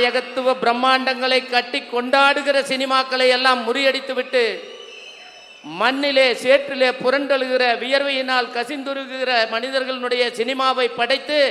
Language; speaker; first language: Tamil; native; Tamil